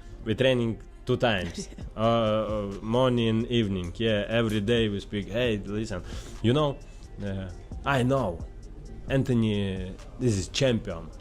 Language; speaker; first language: English; non-native, learner; Ukrainian